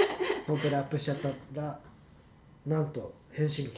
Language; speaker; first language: Japanese; native; Japanese